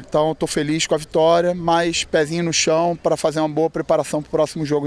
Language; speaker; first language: Portuguese; native; Portuguese